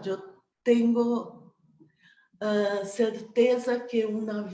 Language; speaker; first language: Spanish; non-native, fluent; Portuguese